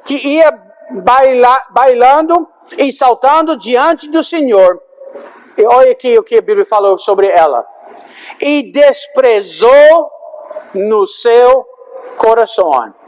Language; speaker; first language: Portuguese; non-native, fluent; English